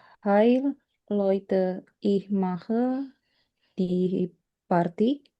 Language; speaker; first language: German; non-native, learner; Indonesian